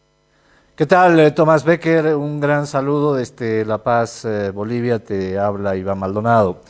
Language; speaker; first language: Spanish; native; Spanish